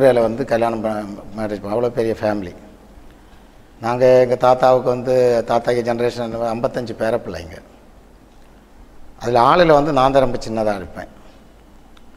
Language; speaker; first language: Tamil; native; Tamil